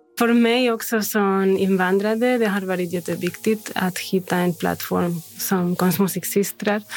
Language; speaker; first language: Swedish; non-native, fluent; Spanish